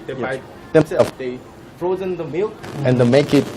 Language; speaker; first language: English; non-native, fluent; Korean